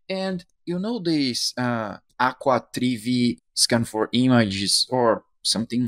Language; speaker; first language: English; non-native, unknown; Portuguese